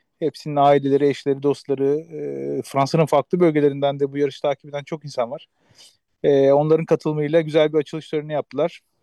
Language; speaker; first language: Turkish; native; Turkish